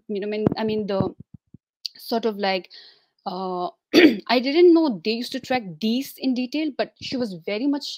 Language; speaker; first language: English; non-native, local second language; Tibetan